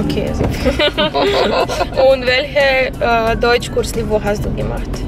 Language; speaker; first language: German; non-native, fluent; Bosnian